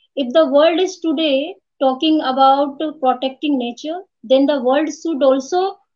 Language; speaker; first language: English; non-native, local second language; Hindi